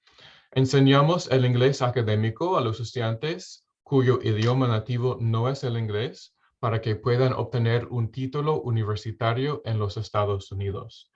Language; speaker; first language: Spanish; non-native, fluent; English